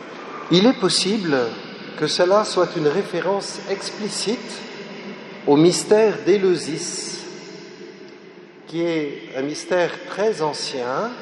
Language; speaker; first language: French; native; French